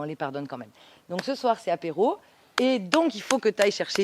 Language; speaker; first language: French; native; French